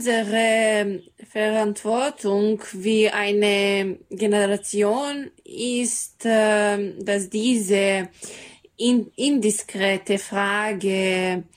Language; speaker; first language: German; non-native, learner; Serbian